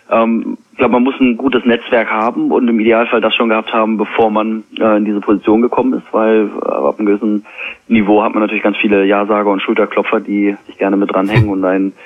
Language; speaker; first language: German; native; German